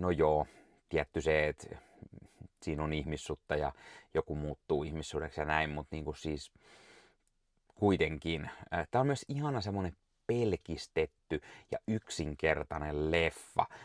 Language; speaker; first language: Finnish; native; Finnish